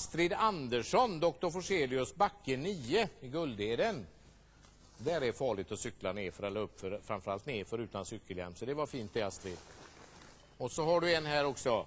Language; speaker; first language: Swedish; native; Swedish